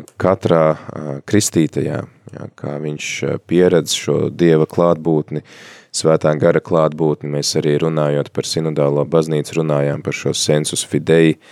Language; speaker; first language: Latvian; native; Latvian